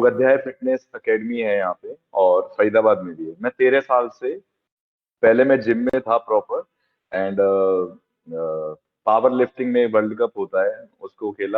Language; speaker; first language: Hindi; native; Hindi